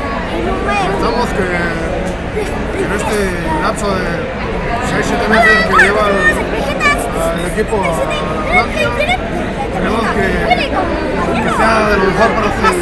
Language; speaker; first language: Spanish; native; Spanish